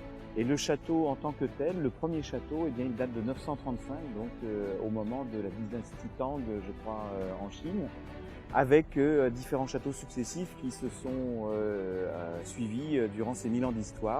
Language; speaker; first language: French; native; French